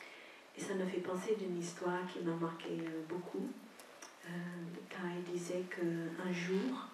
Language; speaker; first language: French; non-native, fluent; English